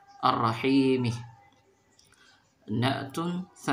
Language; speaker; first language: Arabic; non-native, fluent; Indonesian